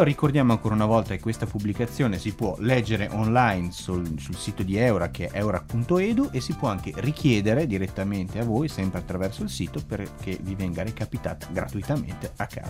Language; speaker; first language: Italian; native; Italian